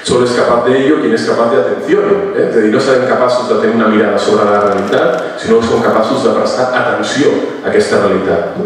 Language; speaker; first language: Spanish; non-native, local second language; Catalan